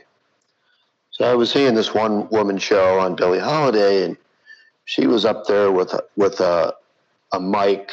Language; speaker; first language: English; native; English